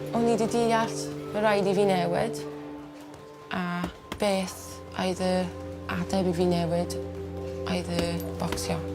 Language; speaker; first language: Welsh; non-native, local second language; English